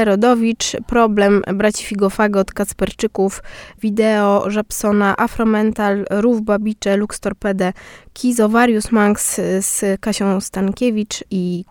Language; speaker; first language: Polish; native; Polish